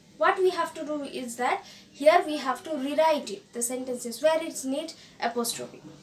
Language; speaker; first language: English; non-native, local second language; Bangla